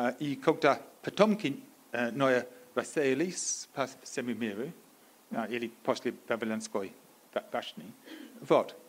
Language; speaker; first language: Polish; non-native, learner; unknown